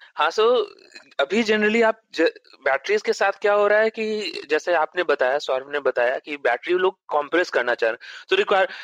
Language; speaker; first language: Hindi; native; Hindi